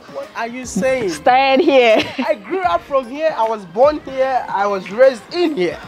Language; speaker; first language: English; non-native, local second language; Akan